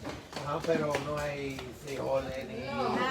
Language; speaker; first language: Spanish; non-native, learner; English